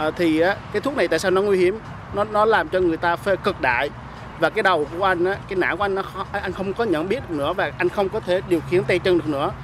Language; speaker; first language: Vietnamese; early bilingual, other home language; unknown